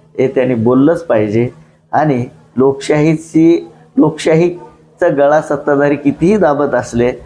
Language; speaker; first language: Marathi; non-native, local second language; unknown